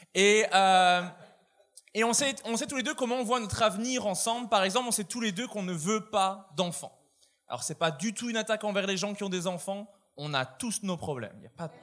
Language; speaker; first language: French; native; French